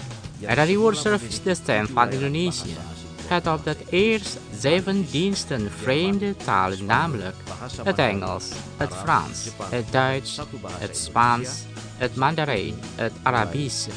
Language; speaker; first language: Dutch; non-native, learner; Indonesian